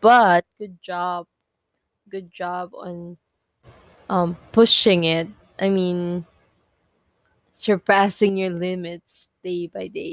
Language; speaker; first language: English; non-native, local second language; Filipino